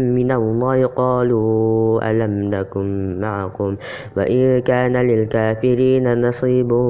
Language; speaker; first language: Arabic; non-native, learner; Indonesian